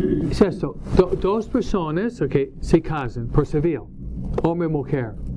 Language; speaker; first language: Spanish; non-native, fluent; English